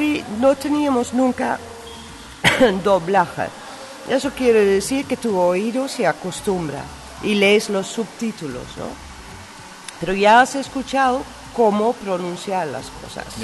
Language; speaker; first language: Spanish; non-native, fluent; Dutch